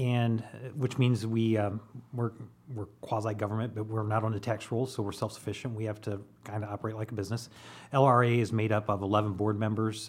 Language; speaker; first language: English; native; English